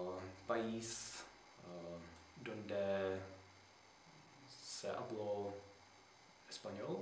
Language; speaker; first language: Spanish; non-native, learner; Czech